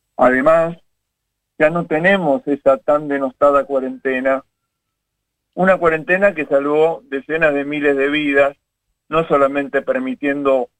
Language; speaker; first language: Spanish; native; Spanish